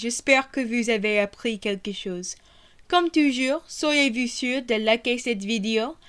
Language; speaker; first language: French; non-native, learner; English